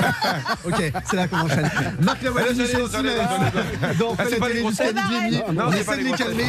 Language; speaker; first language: French; native; French